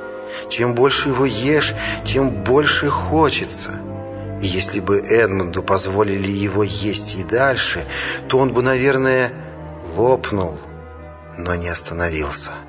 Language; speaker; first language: Russian; native; Russian